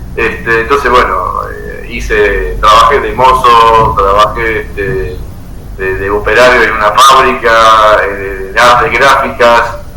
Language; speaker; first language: Spanish; non-native, fluent; Armenian